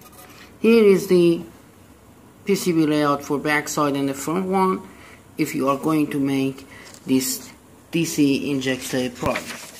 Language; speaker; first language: English; non-native, learner; Persian